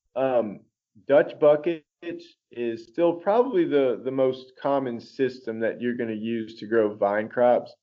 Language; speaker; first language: English; native; English